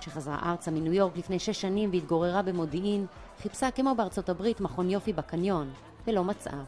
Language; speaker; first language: Hebrew; native; Hebrew